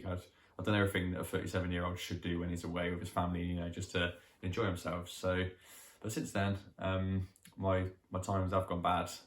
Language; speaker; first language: English; native; English